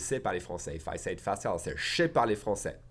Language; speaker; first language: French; native; French